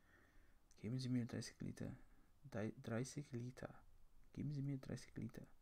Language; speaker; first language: German; non-native, learner; English